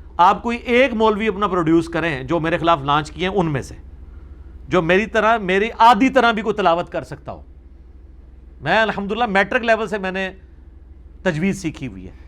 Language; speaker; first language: Urdu; non-native, local second language; Punjabi